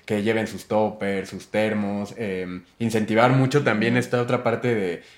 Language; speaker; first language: Spanish; native; Spanish